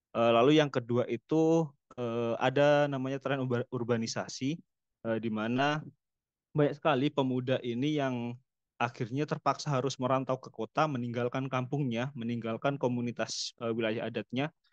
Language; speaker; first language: Indonesian; non-native, local second language; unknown